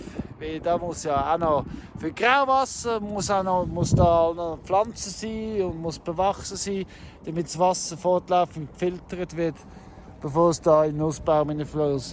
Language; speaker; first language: German; native; German